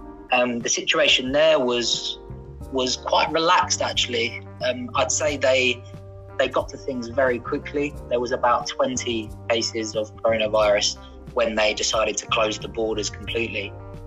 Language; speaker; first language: English; native; English